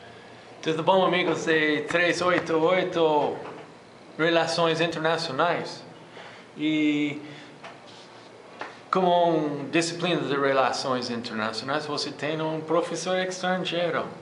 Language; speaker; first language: Portuguese; non-native, fluent; English